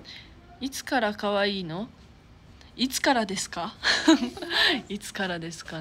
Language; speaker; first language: Japanese; native; Japanese